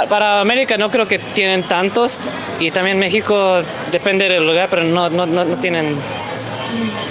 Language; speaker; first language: Spanish; early bilingual, heritage; Spanish